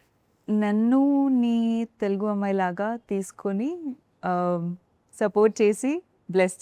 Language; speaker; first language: Telugu; non-native, learner; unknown